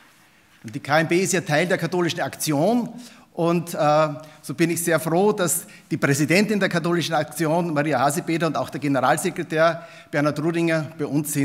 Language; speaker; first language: German; native; German